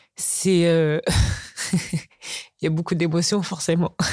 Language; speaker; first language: French; native; French